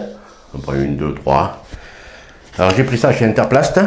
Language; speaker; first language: French; native; French